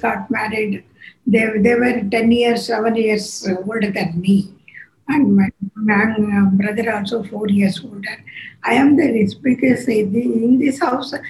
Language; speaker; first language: English; non-native, local second language; Tamil